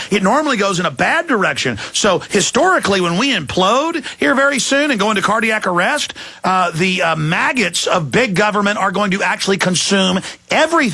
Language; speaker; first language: English; native; English